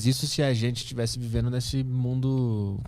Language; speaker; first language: Portuguese; native; Portuguese